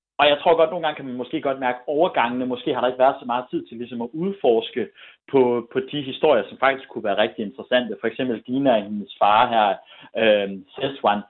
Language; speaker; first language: Danish; native; Danish